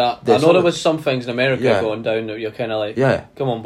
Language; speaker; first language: English; native; English